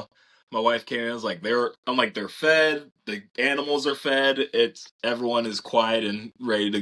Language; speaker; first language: English; native; English